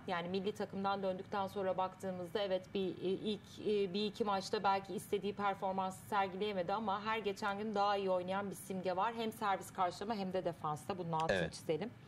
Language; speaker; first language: Turkish; native; Turkish